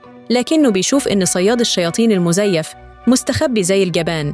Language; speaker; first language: Arabic; native; Arabic